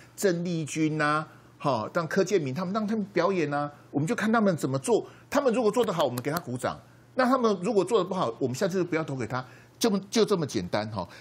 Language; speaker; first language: Chinese; native; Chinese